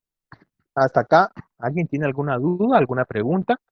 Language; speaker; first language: Spanish; native; Spanish